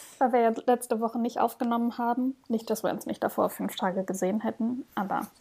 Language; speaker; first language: German; early bilingual, heritage; German